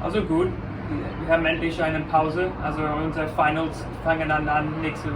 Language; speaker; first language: German; non-native, fluent; English